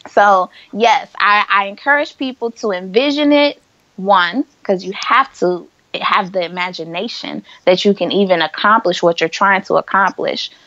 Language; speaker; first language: English; native; English